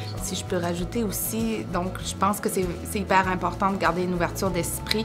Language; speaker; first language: French; native; French